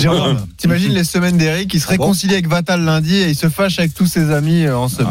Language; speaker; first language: French; native; French